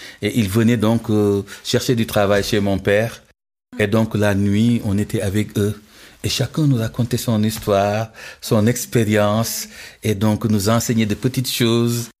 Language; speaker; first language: French; non-native, local second language; Wolof